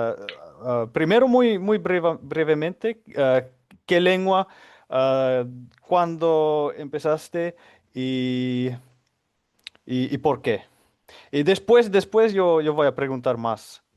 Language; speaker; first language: Spanish; non-native, fluent; Finnish